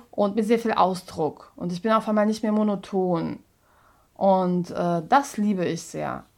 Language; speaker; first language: German; non-native, fluent; Russian